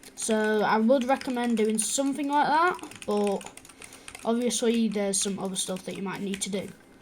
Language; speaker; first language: English; native; English